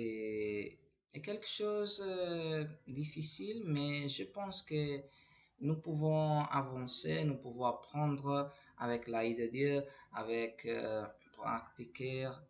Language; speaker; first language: French; non-native, learner; Spanish